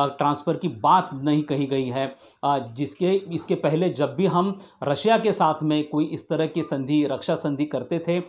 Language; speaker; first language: Hindi; non-native, local second language; Marathi